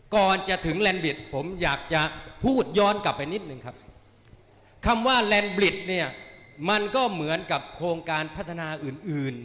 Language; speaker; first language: Thai; native; Thai